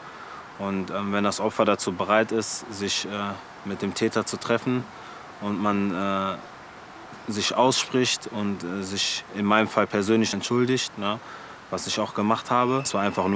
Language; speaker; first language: German; early bilingual, other home language; French